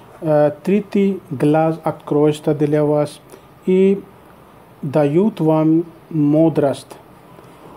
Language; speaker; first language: Russian; non-native, learner; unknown